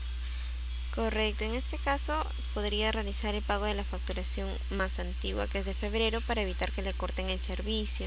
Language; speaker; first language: Spanish; native; Spanish